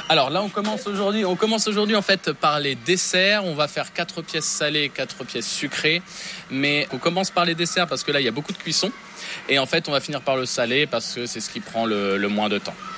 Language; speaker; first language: French; native; French